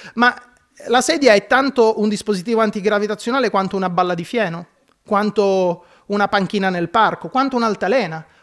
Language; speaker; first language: Italian; native; Italian